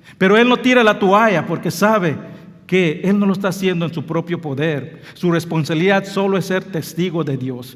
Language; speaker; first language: Spanish; non-native, local second language; English